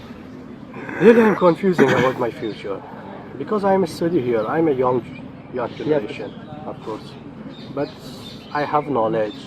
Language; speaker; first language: English; non-native, learner; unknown